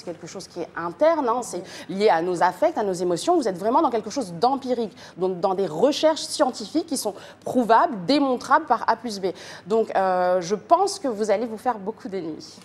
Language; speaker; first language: French; native; French